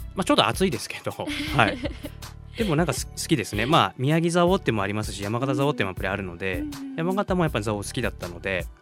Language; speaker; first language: Japanese; native; Japanese